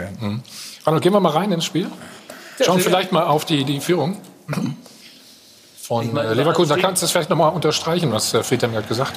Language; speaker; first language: German; native; German